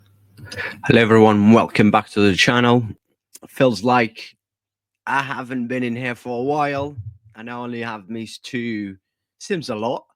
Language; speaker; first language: English; non-native, fluent; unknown